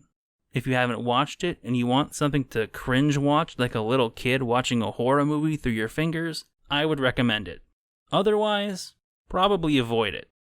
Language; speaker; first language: English; native; English